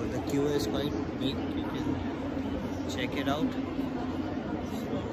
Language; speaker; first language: English; non-native, local second language; Hindi